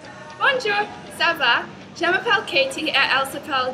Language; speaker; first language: French; non-native, learner; English